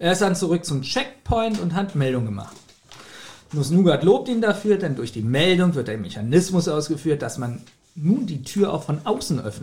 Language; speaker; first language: German; native; German